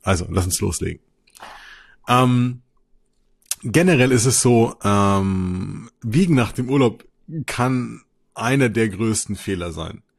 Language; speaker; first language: German; native; German